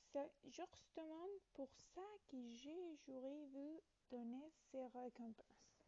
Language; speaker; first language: French; non-native, learner; Italian